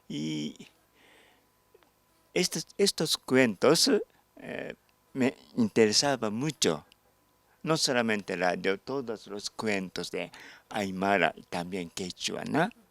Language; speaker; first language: Spanish; non-native, learner; Japanese